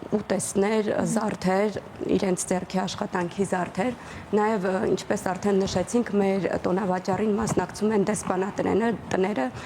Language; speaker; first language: Armenian; native; Armenian